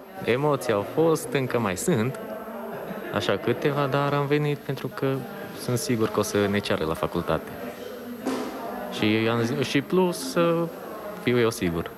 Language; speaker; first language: Romanian; non-native, local second language; Hungarian